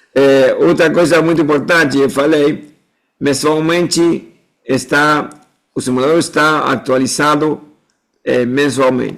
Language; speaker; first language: Portuguese; non-native, fluent; Spanish